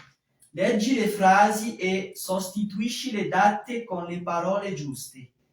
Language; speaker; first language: Italian; non-native, fluent; French